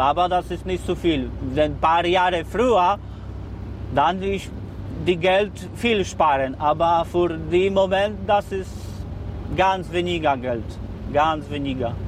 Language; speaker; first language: German; non-native, learner; Polish